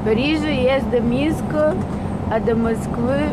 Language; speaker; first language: Russian; non-native, learner; Bulgarian